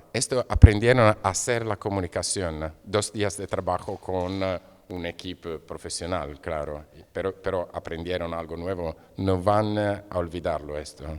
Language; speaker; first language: Spanish; non-native, fluent; Italian